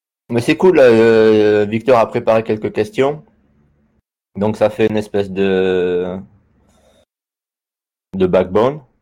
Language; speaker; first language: French; native; French